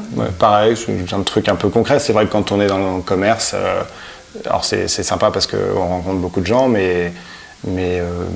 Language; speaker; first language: French; native; French